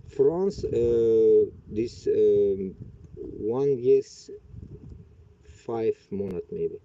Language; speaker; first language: English; non-native, learner; Bashkir